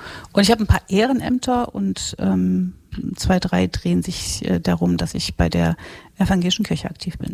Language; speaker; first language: German; native; German